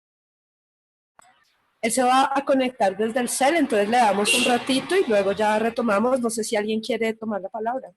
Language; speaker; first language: Spanish; native; Spanish